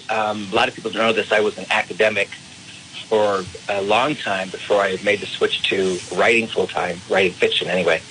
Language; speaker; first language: English; native; English